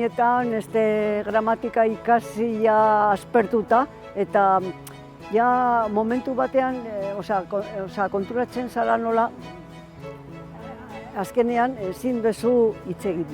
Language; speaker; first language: Basque; non-native, local second language; Spanish